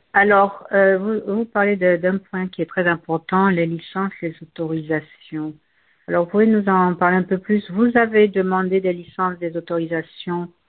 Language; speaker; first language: French; non-native, local second language; Bambara